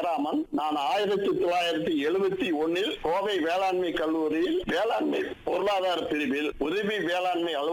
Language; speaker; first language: Tamil; native; Tamil